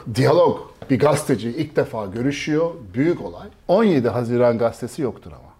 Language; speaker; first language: Turkish; early bilingual, heritage; Turkish